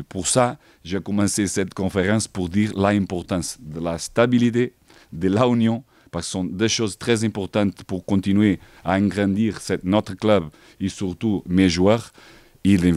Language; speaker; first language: French; non-native, learner; Portuguese